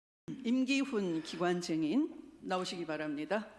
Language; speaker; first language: Korean; native; Korean